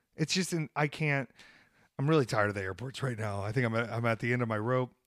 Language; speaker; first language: English; native; English